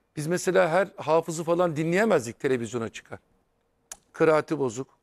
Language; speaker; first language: Turkish; native; Turkish